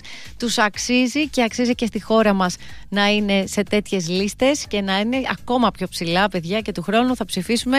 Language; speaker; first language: Greek; native; Greek